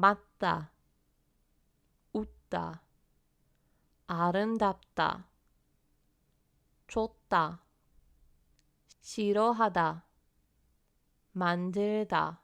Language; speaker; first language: Korean; non-native, fluent; English